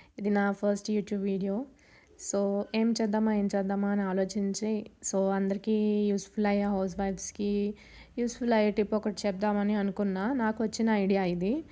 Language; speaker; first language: Telugu; non-native, local second language; Urdu